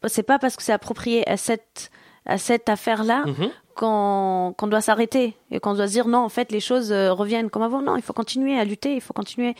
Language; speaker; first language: French; non-native, local second language; Arabic